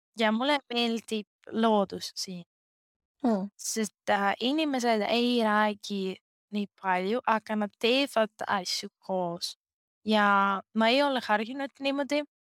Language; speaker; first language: Estonian; non-native, learner; Greek